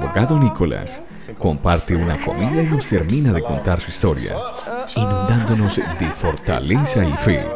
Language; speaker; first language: Spanish; native; Spanish